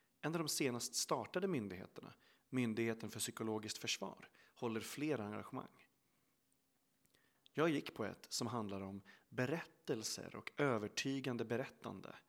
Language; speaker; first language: Swedish; native; Swedish